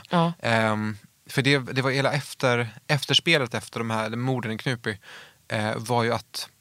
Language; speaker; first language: Swedish; native; Swedish